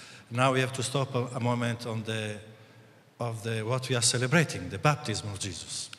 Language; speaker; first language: English; non-native, fluent; Italian